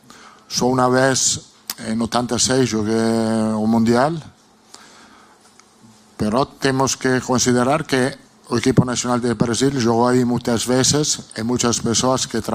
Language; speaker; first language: Portuguese; non-native, learner; Italian